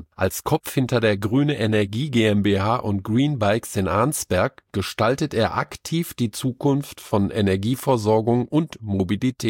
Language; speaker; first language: German; native; German